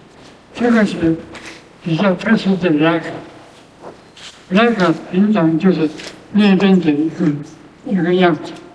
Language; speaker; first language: Chinese; non-native, local second language; Min Nan Chinese